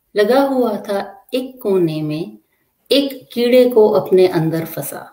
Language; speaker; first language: Hindi; native; Hindi